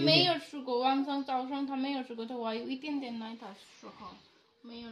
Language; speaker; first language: Chinese; non-native, learner; Nepali